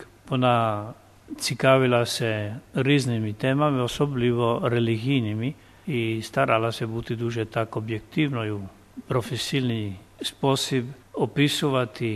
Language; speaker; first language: Ukrainian; non-native, fluent; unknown